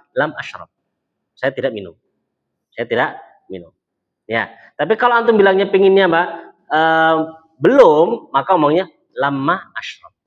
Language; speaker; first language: Indonesian; native; Indonesian